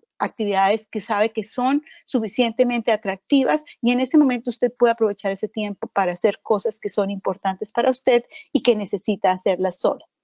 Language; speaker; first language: Spanish; native; Spanish